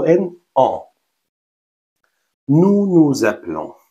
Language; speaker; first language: French; non-native, learner; Pashto